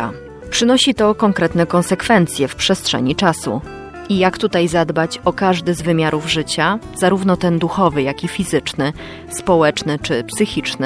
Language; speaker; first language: Polish; native; Polish